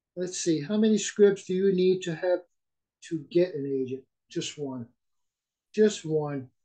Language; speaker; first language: English; native; English